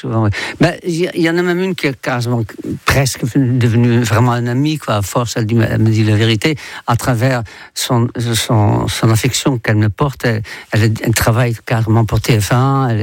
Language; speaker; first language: French; non-native, fluent; Dutch